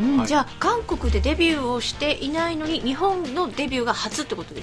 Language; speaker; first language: Japanese; native; Japanese